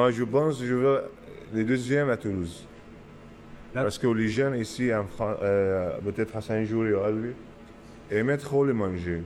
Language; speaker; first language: French; non-native, learner; Arabic